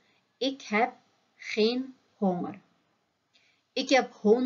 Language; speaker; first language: Dutch; non-native, learner; Uyghur